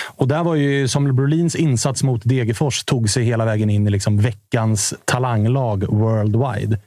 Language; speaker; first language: Swedish; native; Swedish